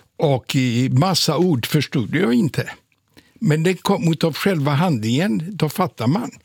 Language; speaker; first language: Swedish; non-native, fluent; Polish